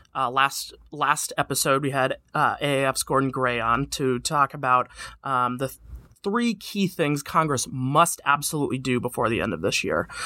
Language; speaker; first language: English; native; English